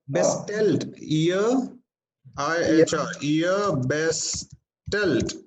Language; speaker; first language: German; non-native, fluent; Hindi